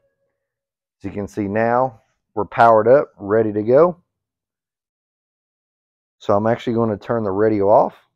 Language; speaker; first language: English; native; English